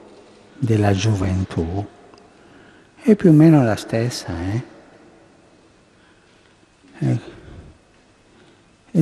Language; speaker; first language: Italian; non-native, fluent; Spanish